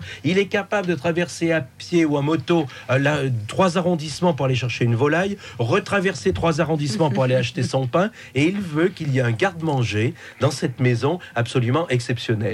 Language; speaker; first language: French; native; French